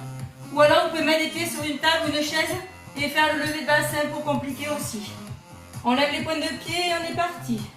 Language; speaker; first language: French; native; French